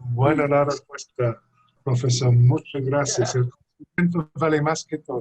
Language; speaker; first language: Spanish; non-native, fluent; English